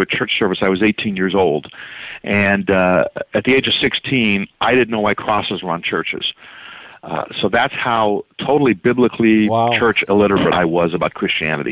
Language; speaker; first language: English; native; English